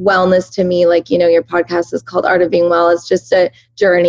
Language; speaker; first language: English; early bilingual, other home language; Persian